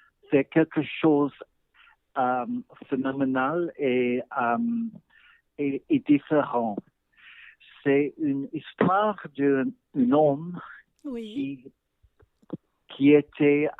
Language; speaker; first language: French; non-native, learner; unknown